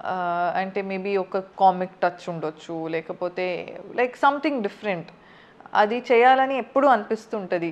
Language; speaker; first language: Telugu; non-native, fluent; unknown